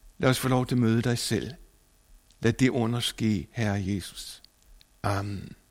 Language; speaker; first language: Danish; native; Danish